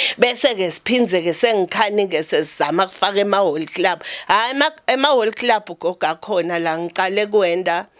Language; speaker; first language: Zulu; non-native, local second language; Swati